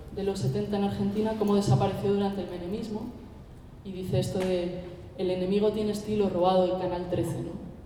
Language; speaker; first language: Spanish; native; Spanish